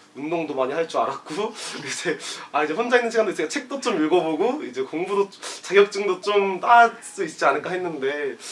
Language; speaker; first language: Korean; native; Korean